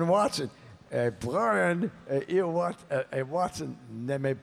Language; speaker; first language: French; non-native, learner; English